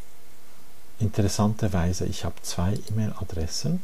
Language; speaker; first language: German; non-native, fluent; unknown